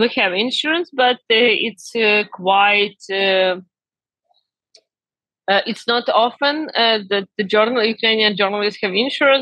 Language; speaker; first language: English; non-native, learner; Ukrainian